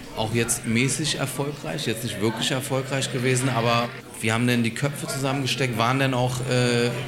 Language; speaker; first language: German; native; German